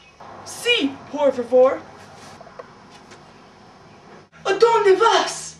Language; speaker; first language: Spanish; non-native, learner; English